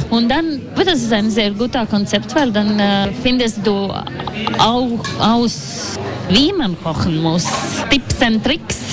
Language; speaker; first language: German; non-native, learner; Latvian